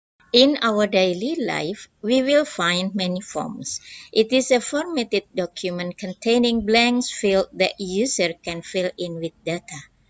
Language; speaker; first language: English; non-native, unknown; Indonesian